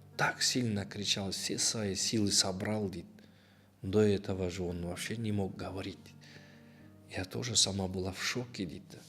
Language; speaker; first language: Russian; non-native, local second language; Kazakh